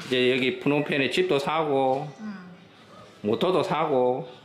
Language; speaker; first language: Korean; native; Korean